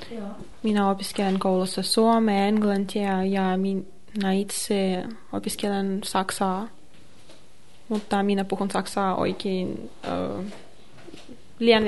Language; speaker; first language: Finnish; non-native, learner; Russian